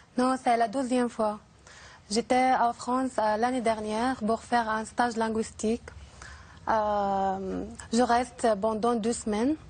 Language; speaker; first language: French; non-native, learner; Arabic